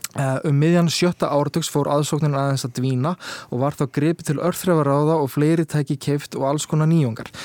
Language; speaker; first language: Icelandic; early bilingual, heritage; Icelandic